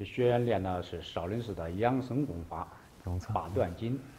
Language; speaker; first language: Chinese; native; Chinese